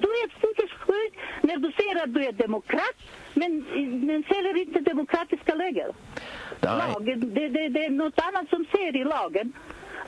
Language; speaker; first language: Swedish; non-native, fluent; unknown